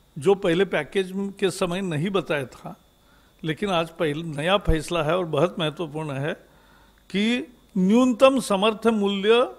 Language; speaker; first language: Hindi; non-native, local second language; Marathi